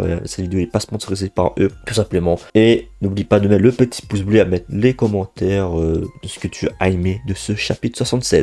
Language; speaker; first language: French; native; French